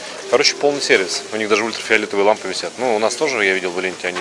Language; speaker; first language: Russian; native; Russian